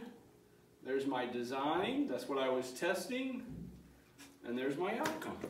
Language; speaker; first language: English; native; English